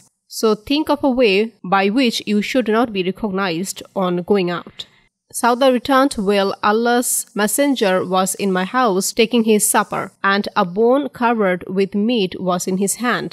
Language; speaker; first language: English; non-native, fluent; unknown